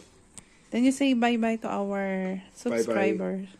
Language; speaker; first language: English; non-native, fluent; Filipino